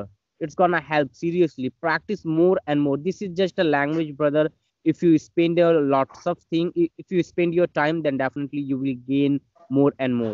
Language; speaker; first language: English; non-native, learner; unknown